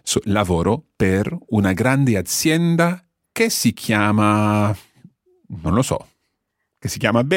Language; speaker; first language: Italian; non-native, fluent; English